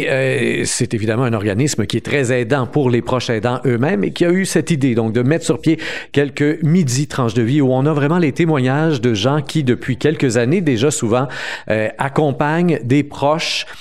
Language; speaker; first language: French; native; French